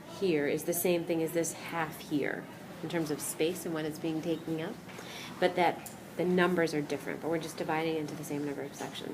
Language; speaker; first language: English; native; English